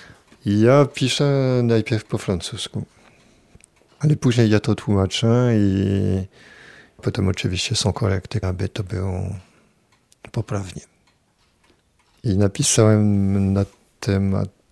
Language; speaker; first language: Polish; non-native, fluent; French